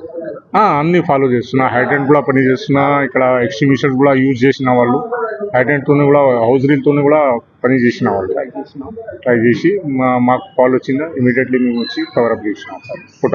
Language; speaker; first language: Telugu; non-native, local second language; Urdu